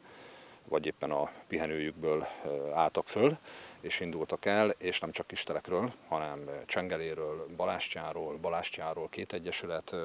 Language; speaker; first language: Hungarian; native; Hungarian